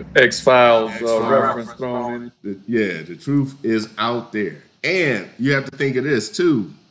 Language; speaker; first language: English; native; English